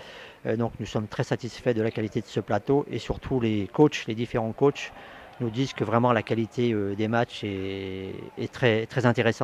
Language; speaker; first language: French; native; French